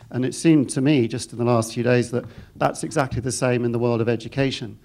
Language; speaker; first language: English; native; English